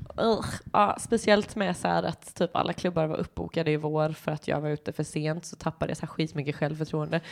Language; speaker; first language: Swedish; early bilingual, other home language; English